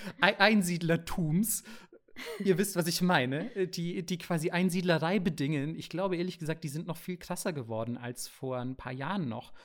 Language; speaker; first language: German; native; German